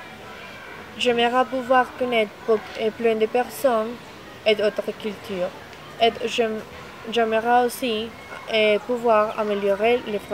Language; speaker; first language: French; non-native, fluent; Spanish